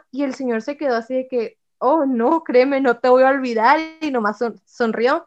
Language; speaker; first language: Spanish; native; Spanish